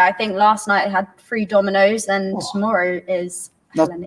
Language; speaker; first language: English; native; English